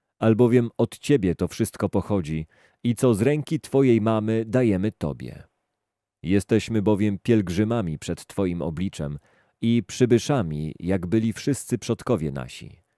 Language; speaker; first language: Polish; native; Polish